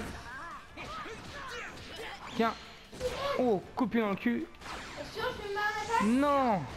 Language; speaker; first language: French; native; French